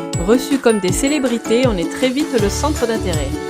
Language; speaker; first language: French; native; French